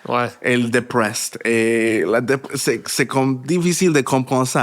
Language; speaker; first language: French; non-native, learner; Spanish